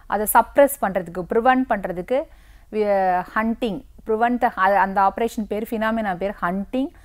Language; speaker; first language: English; non-native, local second language; Tamil